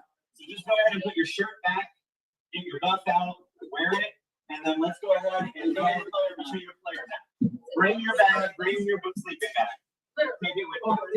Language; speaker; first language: English; native; English